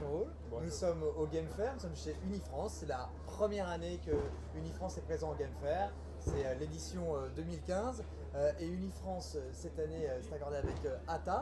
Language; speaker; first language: French; native; French